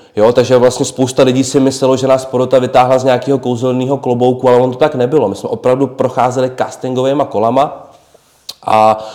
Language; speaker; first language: Czech; native; Czech